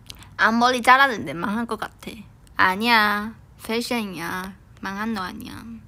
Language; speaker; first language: Korean; non-native, fluent; Chinese